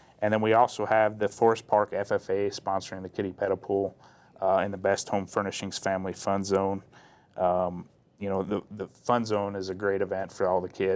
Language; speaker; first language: English; native; English